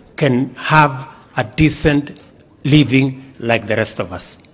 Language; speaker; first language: English; non-native, local second language; Kalenjin